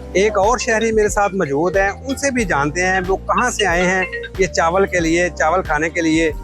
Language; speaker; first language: Urdu; non-native, local second language; Punjabi